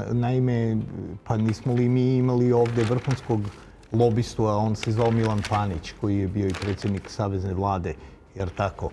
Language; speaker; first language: Serbian; native; Serbian